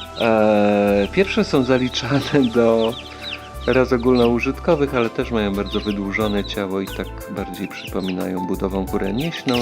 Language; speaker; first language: Polish; native; Polish